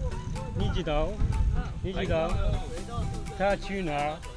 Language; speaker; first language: Chinese; non-native, learner; Finnish